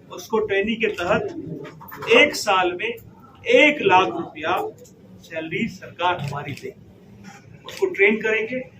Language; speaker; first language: Hindi; native; Hindi